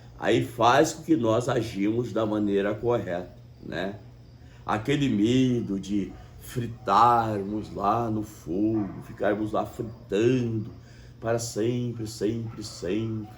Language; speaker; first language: Portuguese; native; Portuguese